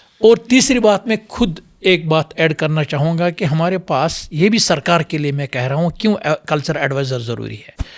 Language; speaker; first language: Urdu; non-native, local second language; Kashmiri